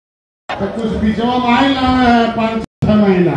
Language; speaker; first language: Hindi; native; Hindi